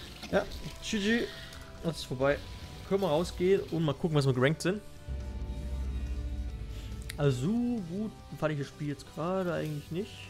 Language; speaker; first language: German; native; German